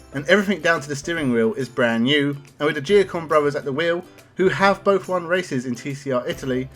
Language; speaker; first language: English; native; English